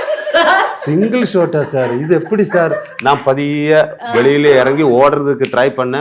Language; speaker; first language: Tamil; non-native, learner; Malayalam